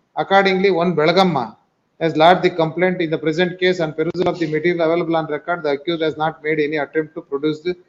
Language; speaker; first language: English; non-native, local second language; Kannada